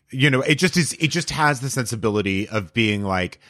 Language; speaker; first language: English; native; English